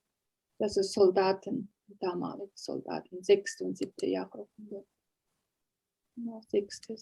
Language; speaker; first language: German; non-native, learner; Uyghur